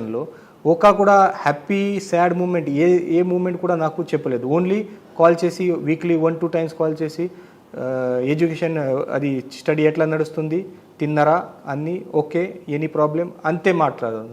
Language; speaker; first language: Telugu; non-native, learner; Marathi